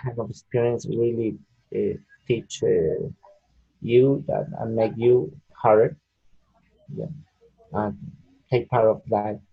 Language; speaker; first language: English; non-native, learner; Spanish